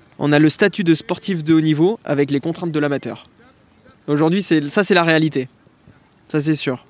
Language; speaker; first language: French; native; French